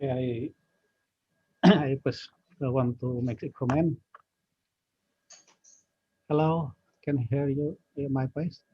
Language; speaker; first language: English; non-native, learner; Indonesian